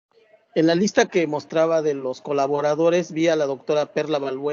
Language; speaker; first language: Spanish; native; Spanish